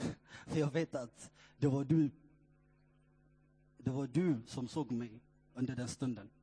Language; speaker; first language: Swedish; non-native, fluent; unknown